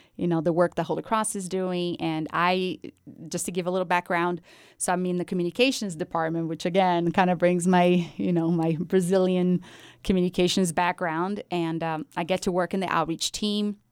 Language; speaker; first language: English; non-native, fluent; Portuguese